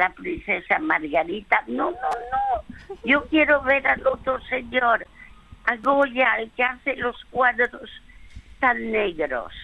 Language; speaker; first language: Spanish; early bilingual, other home language; French